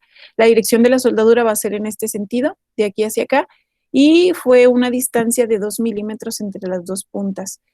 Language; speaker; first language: Spanish; native; Spanish